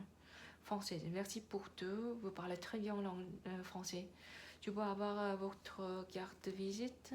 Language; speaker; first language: French; non-native, learner; Korean